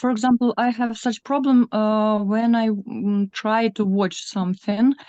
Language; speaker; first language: English; non-native, learner; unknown